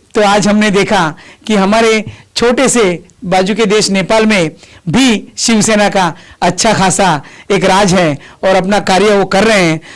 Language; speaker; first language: Hindi; native; Hindi